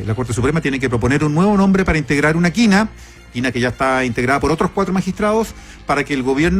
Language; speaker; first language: Spanish; native; Spanish